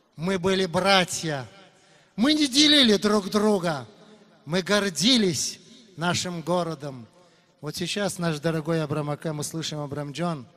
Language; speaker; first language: Russian; non-native, local second language; Uzbek